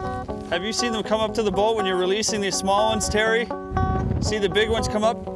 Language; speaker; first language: English; native; English